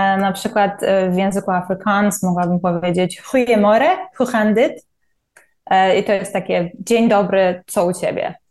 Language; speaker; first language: Polish; native; Polish